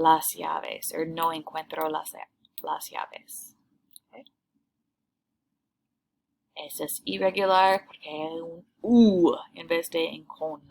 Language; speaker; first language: Spanish; non-native, learner; English